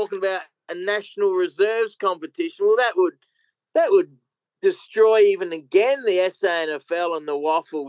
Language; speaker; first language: English; native; English